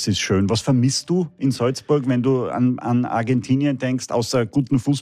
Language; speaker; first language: German; native; German